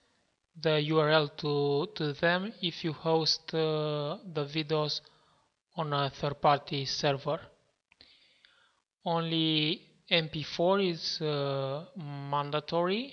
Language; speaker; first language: English; non-native, fluent; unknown